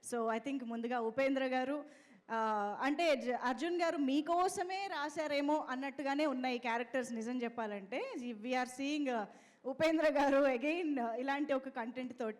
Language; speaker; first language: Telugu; native; Telugu